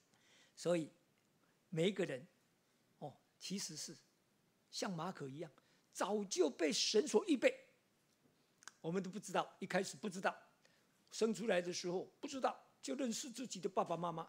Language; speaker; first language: Chinese; native; Chinese